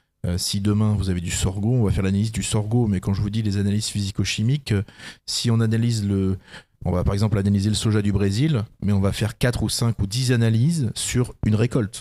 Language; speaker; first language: French; native; French